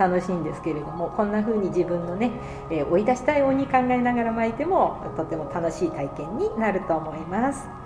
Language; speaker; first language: Japanese; native; Japanese